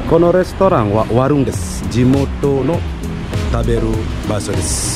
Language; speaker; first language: Japanese; non-native, learner; Indonesian